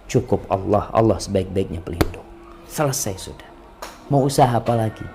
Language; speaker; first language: Indonesian; native; Indonesian